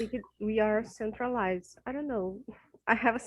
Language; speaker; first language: English; non-native, learner; Portuguese